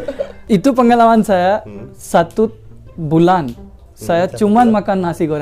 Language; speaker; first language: Indonesian; non-native, learner; Hindi